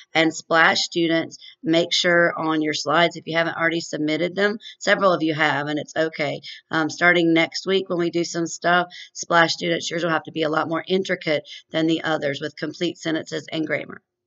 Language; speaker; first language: English; native; English